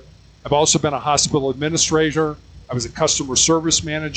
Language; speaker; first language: English; native; English